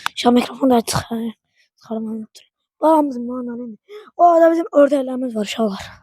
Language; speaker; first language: Azerbaijani; non-native, local second language; Talysh